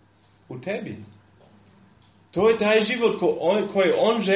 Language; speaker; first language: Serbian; non-native, fluent; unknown